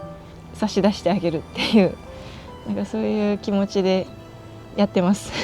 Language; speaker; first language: Japanese; native; Japanese